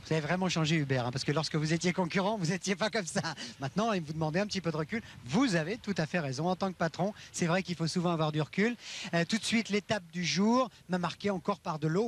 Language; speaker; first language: French; native; French